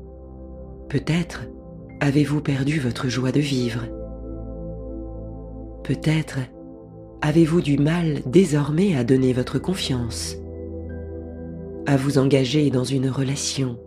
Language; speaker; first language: French; native; French